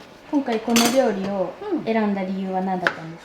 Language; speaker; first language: Japanese; native; Japanese